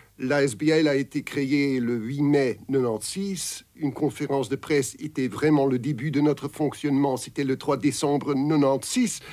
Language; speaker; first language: French; non-native, local second language; Dutch